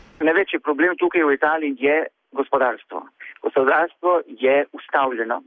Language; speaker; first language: Slovenian; native; Slovenian